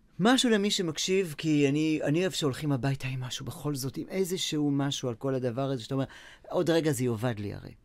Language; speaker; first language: Hebrew; native; Hebrew